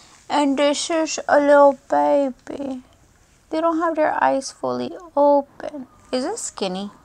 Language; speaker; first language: English; early bilingual, other home language; Spanish